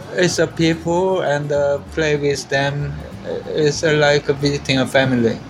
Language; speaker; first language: English; non-native, learner; Korean